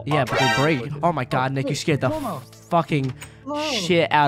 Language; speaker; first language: English; native; English